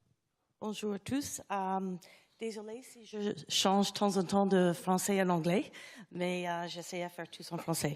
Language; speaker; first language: French; non-native, learner; English